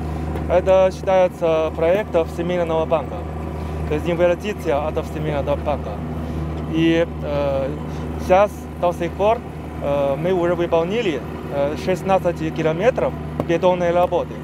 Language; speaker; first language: Russian; non-native, fluent; Chinese